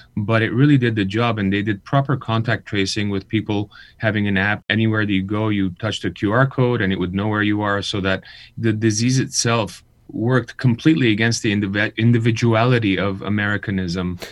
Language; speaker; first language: English; early bilingual, other home language; Armenian